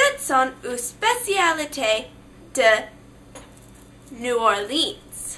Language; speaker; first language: French; non-native, learner; English